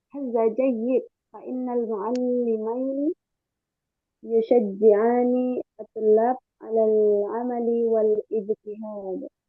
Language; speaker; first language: Arabic; non-native, learner; Indonesian